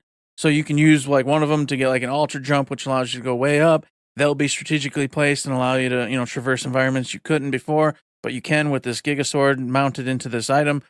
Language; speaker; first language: English; native; English